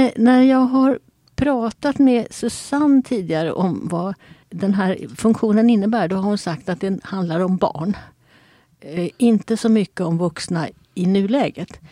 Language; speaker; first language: Swedish; native; Swedish